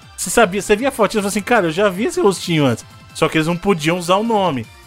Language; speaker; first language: Portuguese; native; Portuguese